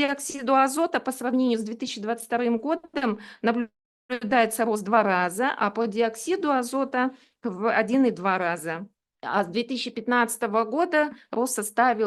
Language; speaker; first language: Russian; native; Russian